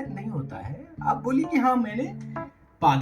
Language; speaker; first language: Hindi; native; Hindi